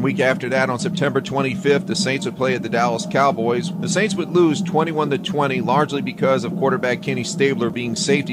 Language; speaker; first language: English; native; English